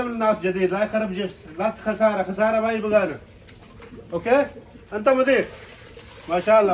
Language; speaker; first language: Arabic; non-native, learner; Urdu